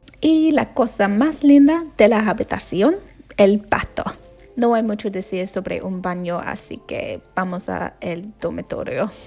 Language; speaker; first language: Spanish; non-native, learner; English